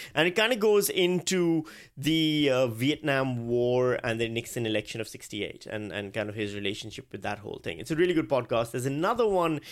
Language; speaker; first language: English; non-native, local second language; Urdu